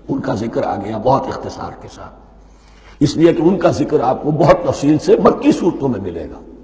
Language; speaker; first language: Urdu; native; Urdu